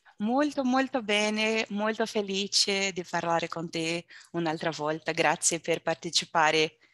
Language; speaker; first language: Italian; non-native, learner; Portuguese